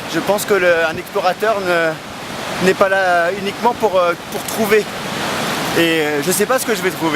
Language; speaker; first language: French; native; French